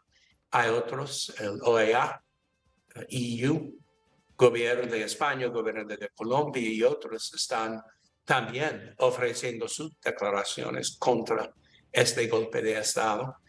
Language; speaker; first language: Spanish; non-native, learner; English